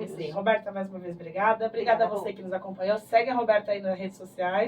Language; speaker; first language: Portuguese; native; Portuguese